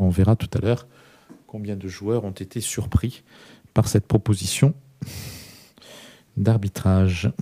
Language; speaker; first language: French; native; French